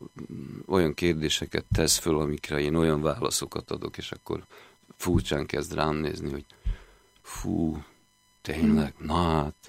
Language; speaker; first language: Hungarian; native; Hungarian